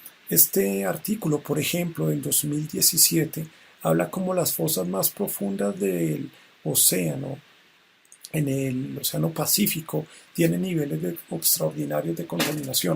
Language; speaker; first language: Spanish; native; Spanish